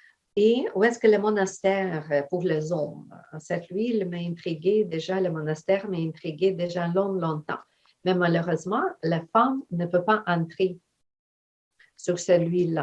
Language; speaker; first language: French; non-native, fluent; Ukrainian